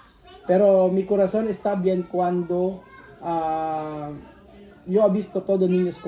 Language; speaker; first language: Spanish; non-native, learner; Filipino